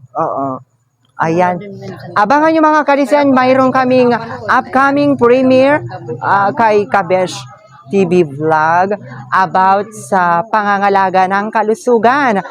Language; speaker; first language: Filipino; native; Filipino